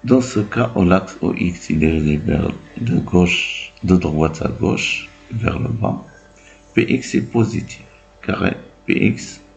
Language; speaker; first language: French; non-native, local second language; Arabic